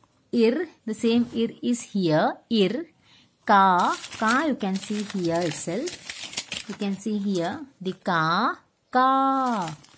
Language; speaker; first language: English; non-native, local second language; Tamil